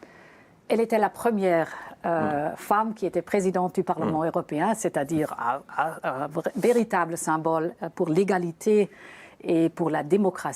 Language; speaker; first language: French; non-native, fluent; German